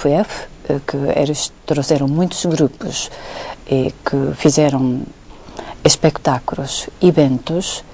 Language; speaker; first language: Portuguese; non-native, fluent; Japanese